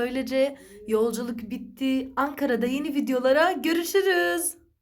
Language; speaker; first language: Turkish; early bilingual, other home language; Arabic